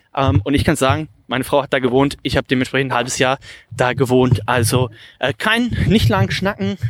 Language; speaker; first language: German; native; German